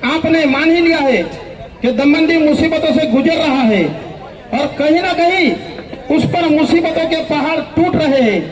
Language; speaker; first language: Hindi; non-native, local second language; Gujarati